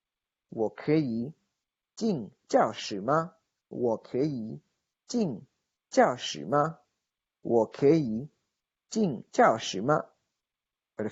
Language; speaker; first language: Chinese; non-native, fluent; Spanish